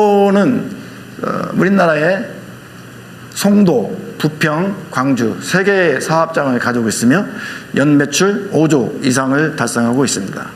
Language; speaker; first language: Korean; native; Korean